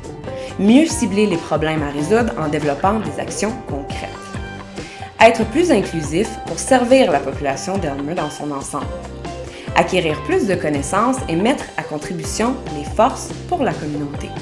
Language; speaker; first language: French; native; French